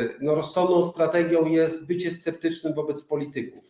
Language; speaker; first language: Polish; native; Polish